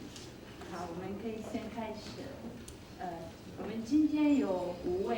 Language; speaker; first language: Chinese; non-native, fluent; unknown